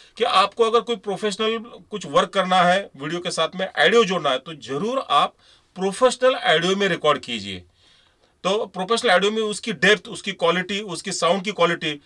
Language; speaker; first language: Hindi; non-native, local second language; Marathi